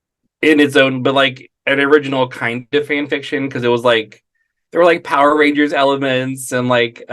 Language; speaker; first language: English; native; English